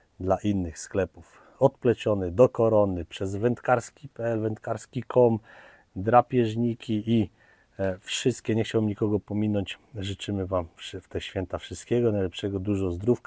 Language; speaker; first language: Polish; native; Polish